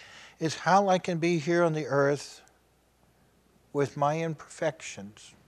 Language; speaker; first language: English; native; English